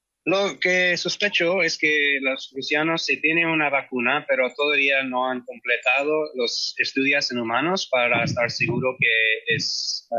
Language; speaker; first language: Spanish; non-native, fluent; English